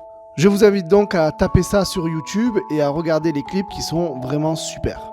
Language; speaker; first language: French; native; French